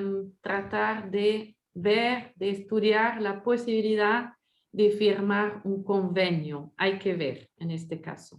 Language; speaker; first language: Spanish; non-native, fluent; French